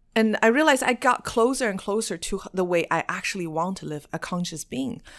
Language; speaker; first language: English; non-native, fluent; Chinese